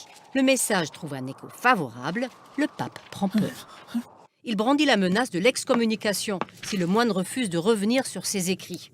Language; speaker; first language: French; native; French